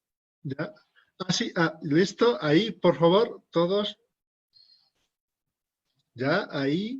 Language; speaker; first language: Spanish; native; Spanish